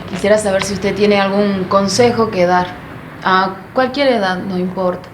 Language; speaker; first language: Spanish; native; Spanish